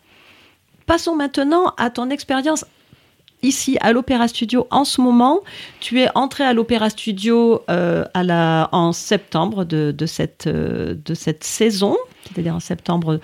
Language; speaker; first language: French; native; French